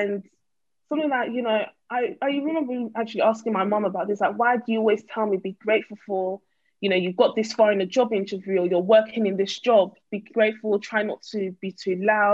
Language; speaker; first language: English; native; English